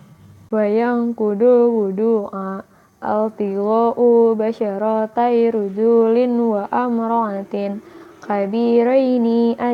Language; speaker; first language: Arabic; non-native, learner; Indonesian